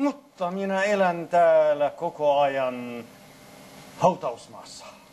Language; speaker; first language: Finnish; non-native, learner; Arabic